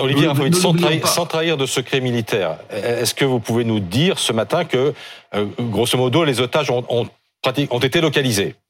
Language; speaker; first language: French; native; French